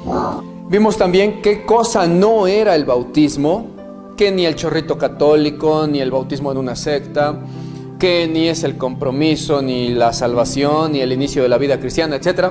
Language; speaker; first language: Spanish; native; Spanish